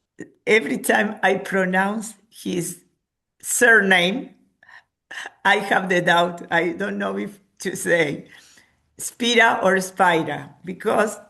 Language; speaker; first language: English; non-native, fluent; Spanish